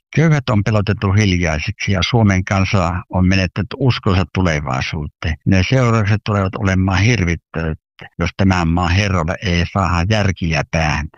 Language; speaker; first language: Finnish; native; Finnish